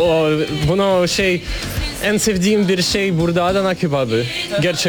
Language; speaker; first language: Turkish; non-native, learner; Russian